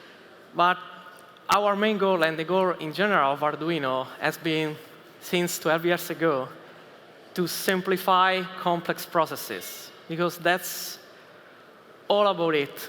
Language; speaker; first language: English; non-native, fluent; Italian